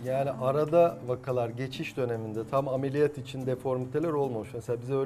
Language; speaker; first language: Turkish; native; Turkish